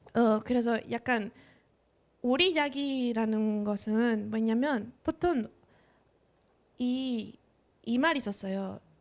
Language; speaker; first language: Korean; non-native, fluent; Spanish